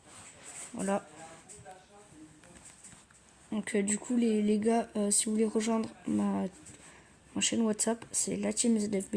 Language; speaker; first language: French; native; French